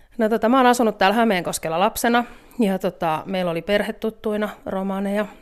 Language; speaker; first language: Finnish; native; Finnish